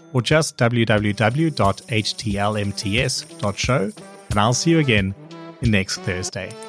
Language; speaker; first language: English; native; English